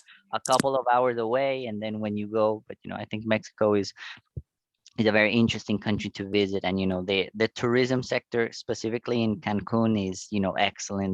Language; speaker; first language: English; non-native, fluent; Spanish